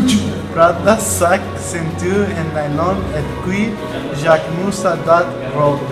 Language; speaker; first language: French; non-native, learner; Spanish